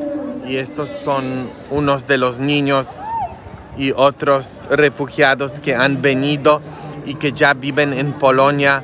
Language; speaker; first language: Spanish; non-native, fluent; Polish